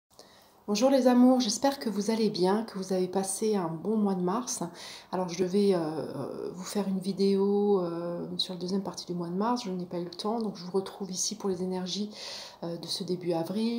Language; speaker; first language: French; native; French